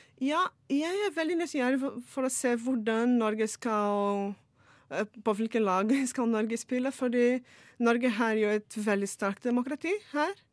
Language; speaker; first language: Norwegian; non-native, fluent; Portuguese